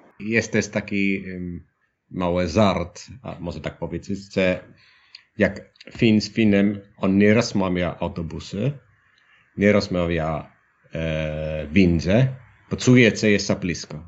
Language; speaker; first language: Polish; non-native, learner; Finnish